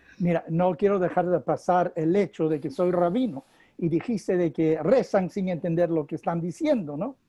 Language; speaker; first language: Spanish; native; Spanish